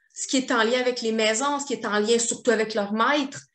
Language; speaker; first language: French; native; French